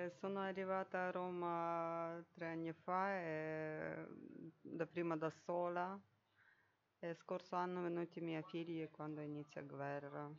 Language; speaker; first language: Italian; non-native, learner; Ukrainian